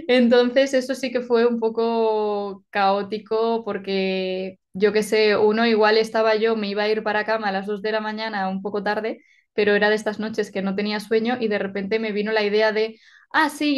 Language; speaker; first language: Spanish; native; Spanish